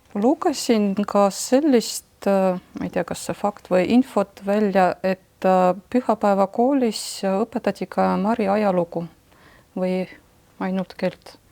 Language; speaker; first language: Estonian; non-native, fluent; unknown